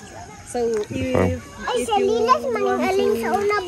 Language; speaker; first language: English; non-native, local second language; Cebuano